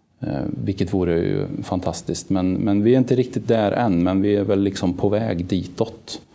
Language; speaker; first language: Swedish; native; Swedish